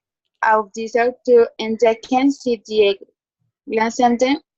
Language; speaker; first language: German; non-native, learner; Spanish